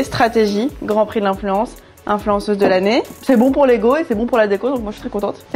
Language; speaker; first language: French; native; French